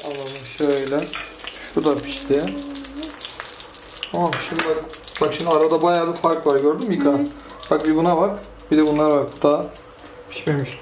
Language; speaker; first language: Turkish; native; Turkish